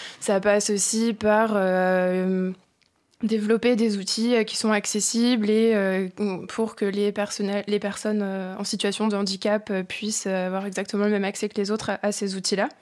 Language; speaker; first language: French; native; French